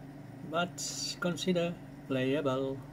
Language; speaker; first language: English; non-native, fluent; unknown